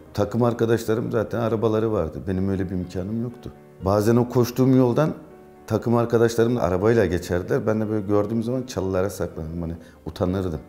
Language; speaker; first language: Turkish; early bilingual, heritage; Turkish